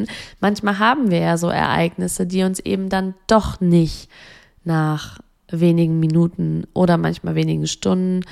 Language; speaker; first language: German; native; German